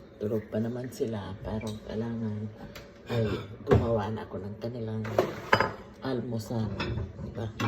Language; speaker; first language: Filipino; non-native, local second language; Bikol